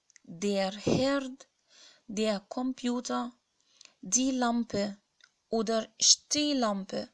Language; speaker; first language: German; non-native, fluent; Arabic